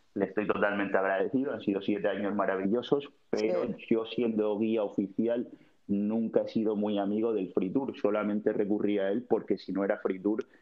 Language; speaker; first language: Spanish; native; Spanish